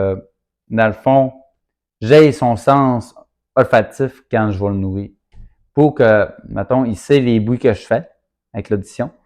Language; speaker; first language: French; native; French